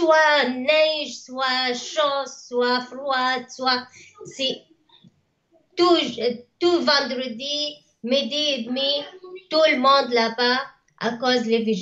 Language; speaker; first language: French; non-native, learner; Arabic